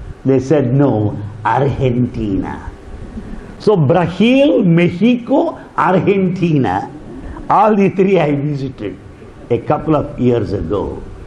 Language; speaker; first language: English; non-native, local second language; Telugu